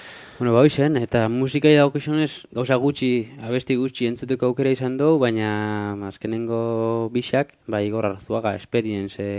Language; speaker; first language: Basque; native; Basque